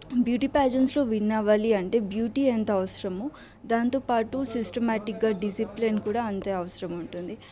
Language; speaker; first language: Telugu; native; Telugu